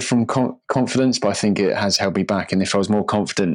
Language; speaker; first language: English; native; English